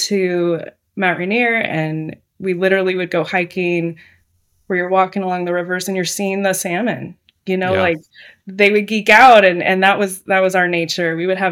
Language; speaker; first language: English; native; English